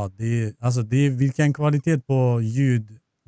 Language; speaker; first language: Swedish; non-native, fluent; Turkish